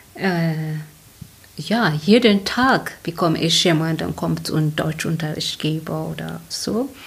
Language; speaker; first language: German; non-native, learner; Tigrinya